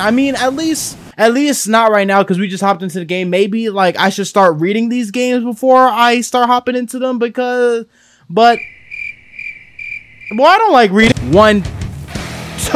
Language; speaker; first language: English; native; English